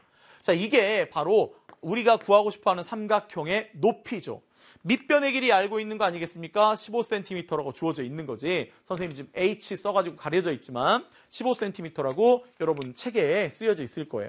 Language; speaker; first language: Korean; native; Korean